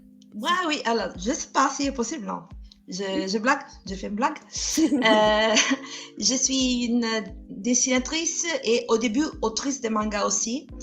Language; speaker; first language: French; non-native, fluent; Italian